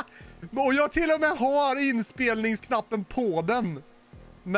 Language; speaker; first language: Swedish; native; Swedish